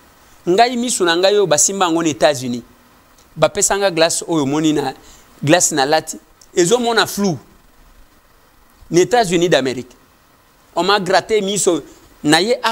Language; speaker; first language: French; non-native, local second language; Lingala